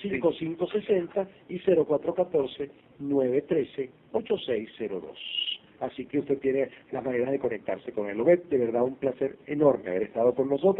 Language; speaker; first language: Spanish; native; Spanish